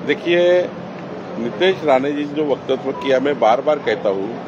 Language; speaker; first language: Hindi; non-native, local second language; Marathi